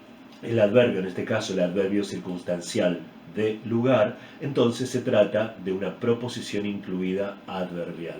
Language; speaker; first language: Spanish; native; Spanish